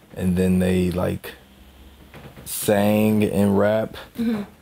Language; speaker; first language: English; native; English